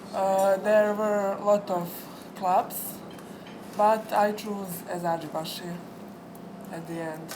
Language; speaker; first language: English; non-native, fluent; Serbian